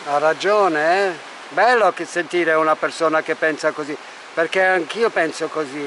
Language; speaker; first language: Italian; non-native, fluent; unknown